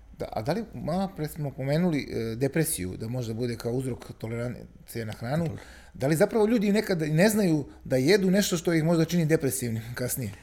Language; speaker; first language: Bosnian; native; Bosnian